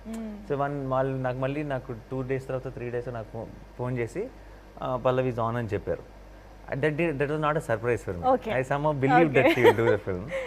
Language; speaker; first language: Telugu; native; Telugu